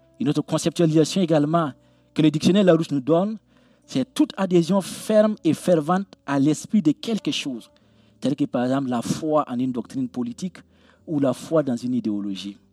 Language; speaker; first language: French; non-native, local second language; Mossi